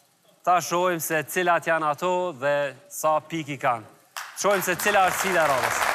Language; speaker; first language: Albanian; native; Albanian